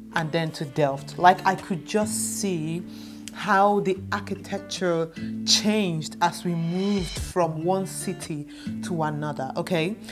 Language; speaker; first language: English; non-native, local second language; Igbo